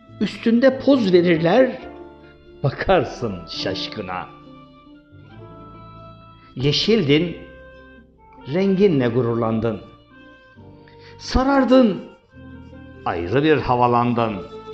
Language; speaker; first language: Turkish; native; Turkish